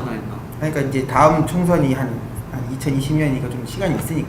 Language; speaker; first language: Korean; native; Korean